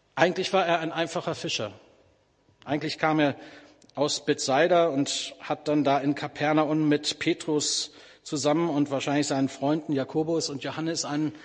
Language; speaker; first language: German; native; German